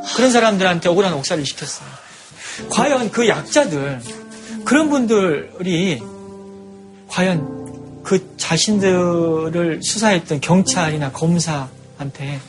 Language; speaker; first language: Korean; native; Korean